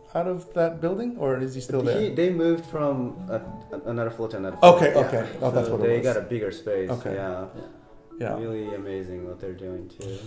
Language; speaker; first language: English; non-native, fluent; Japanese